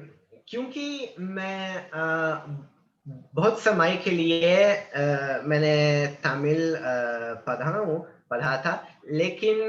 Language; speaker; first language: Hindi; non-native, learner; Italian